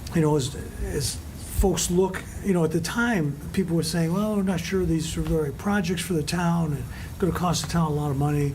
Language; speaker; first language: English; native; English